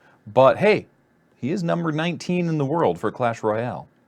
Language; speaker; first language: English; native; English